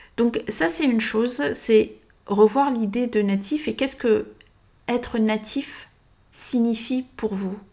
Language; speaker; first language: French; early bilingual, heritage; French